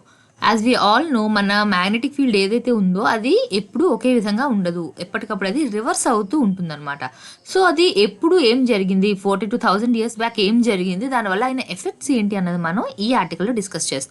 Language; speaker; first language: Telugu; native; Telugu